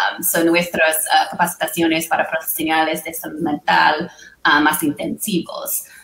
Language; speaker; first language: Spanish; non-native, fluent; English